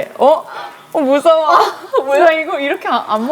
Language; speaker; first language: Korean; early bilingual, heritage; Korean